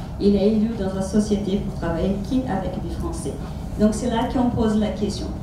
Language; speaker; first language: French; non-native, fluent; Portuguese